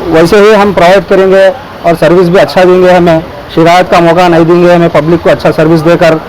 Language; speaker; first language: Urdu; native; Urdu